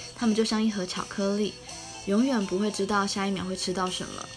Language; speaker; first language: Chinese; non-native, local second language; Min Nan Chinese